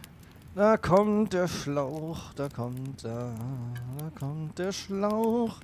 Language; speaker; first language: German; native; German